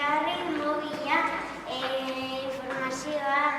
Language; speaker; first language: Basque; non-native, local second language; Spanish